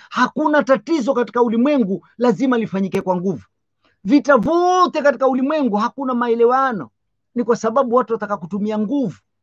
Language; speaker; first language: Swahili; native; Swahili